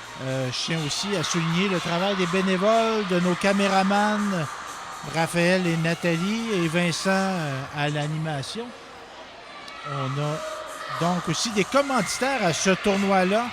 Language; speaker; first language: French; native; French